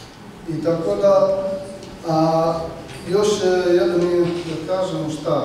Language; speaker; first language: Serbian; non-native, learner; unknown